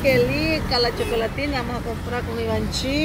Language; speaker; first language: Spanish; native; Spanish